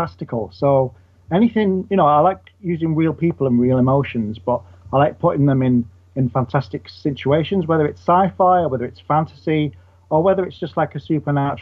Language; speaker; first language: English; native; English